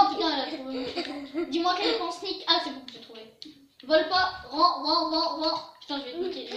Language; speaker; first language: French; native; French